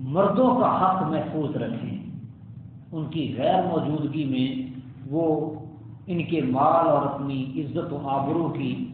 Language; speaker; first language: Urdu; native; Urdu